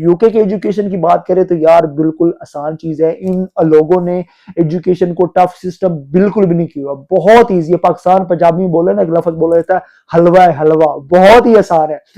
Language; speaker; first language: Urdu; non-native, local second language; Punjabi